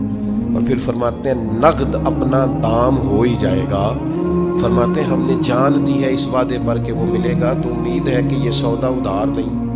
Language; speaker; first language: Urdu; non-native, local second language; Punjabi